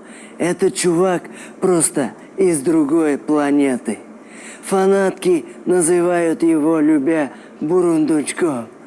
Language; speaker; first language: Russian; non-native, local second language; Tatar